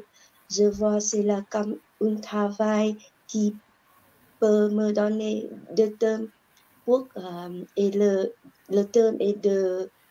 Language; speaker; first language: French; non-native, learner; Vietnamese